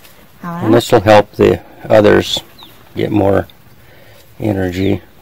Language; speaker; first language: English; native; English